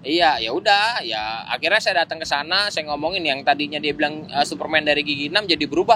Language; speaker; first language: Indonesian; native; Indonesian